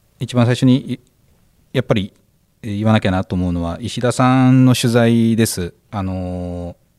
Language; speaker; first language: Japanese; native; Japanese